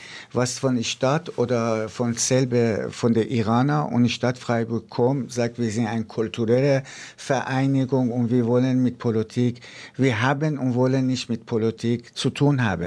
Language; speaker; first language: German; non-native, fluent; Persian